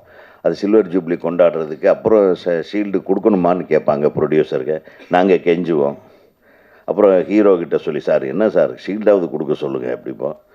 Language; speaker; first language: Tamil; native; Tamil